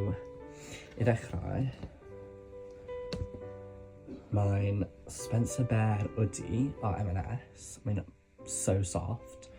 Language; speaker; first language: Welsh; non-native, local second language; English